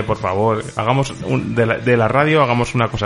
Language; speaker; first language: Spanish; native; Spanish